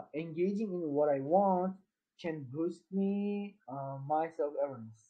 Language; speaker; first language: English; non-native, fluent; Uzbek